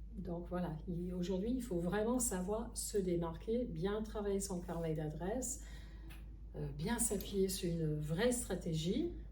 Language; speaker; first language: French; non-native, fluent; English